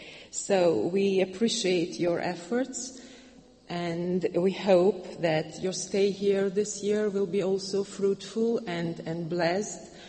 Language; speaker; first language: English; non-native, fluent; Hungarian